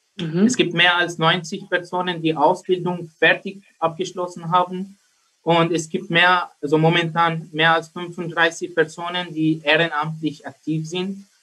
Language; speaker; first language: German; non-native, learner; Arabic